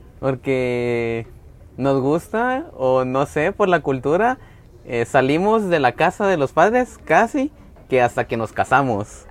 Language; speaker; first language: Spanish; native; Spanish